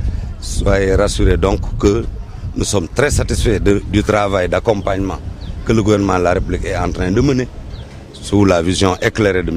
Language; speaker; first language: French; non-native, local second language; Wolof